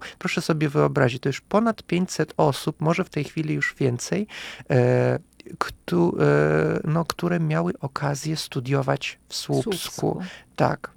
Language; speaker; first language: Polish; non-native, fluent; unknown